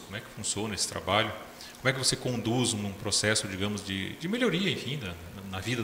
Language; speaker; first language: Portuguese; native; Portuguese